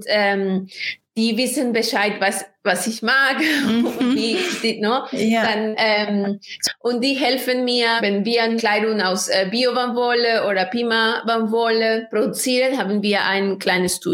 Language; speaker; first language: German; non-native, fluent; Spanish